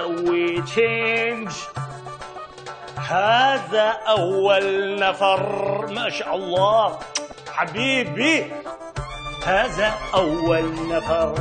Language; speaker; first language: Arabic; non-native, learner; Hindi